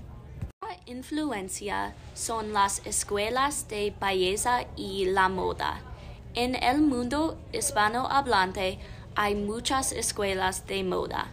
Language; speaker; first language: Spanish; non-native, learner; English